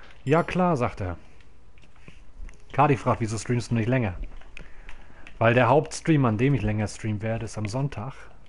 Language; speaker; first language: German; native; German